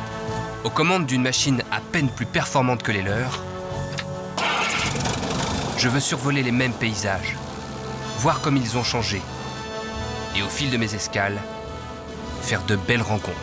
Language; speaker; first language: French; native; French